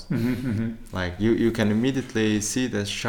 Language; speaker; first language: English; non-native, fluent; Turkmen